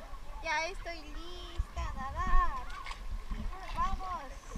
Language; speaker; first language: Spanish; non-native, fluent; Korean